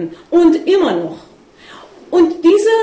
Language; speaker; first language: German; non-native, fluent; Persian